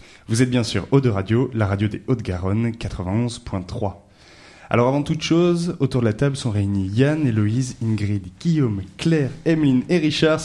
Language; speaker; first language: French; native; French